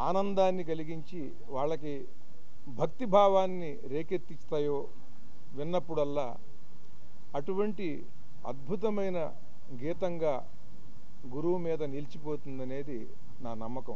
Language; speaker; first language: Telugu; native; Telugu